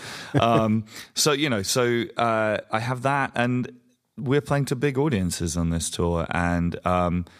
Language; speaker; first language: English; native; English